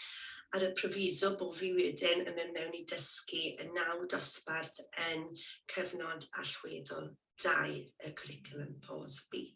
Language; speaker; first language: Welsh; native; Welsh